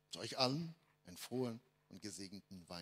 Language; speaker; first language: German; non-native, fluent; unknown